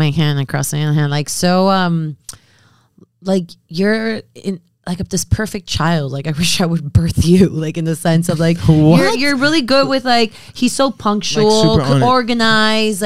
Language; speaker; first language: English; early bilingual, other home language; Spanish